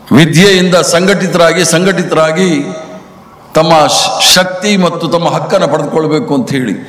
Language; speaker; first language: Kannada; native; Kannada